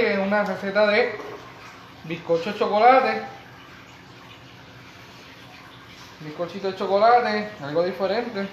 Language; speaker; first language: Spanish; native; Spanish